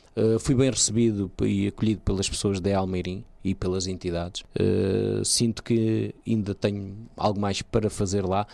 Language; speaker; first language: Portuguese; early bilingual, other home language; Kabuverdianu